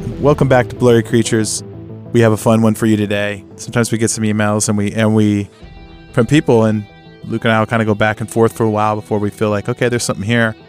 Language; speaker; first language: English; native; English